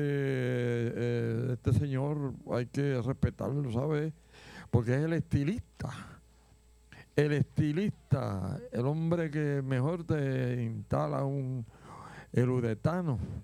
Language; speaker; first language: Spanish; native; Spanish